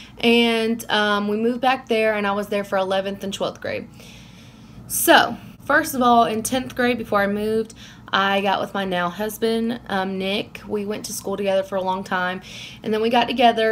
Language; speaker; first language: English; native; English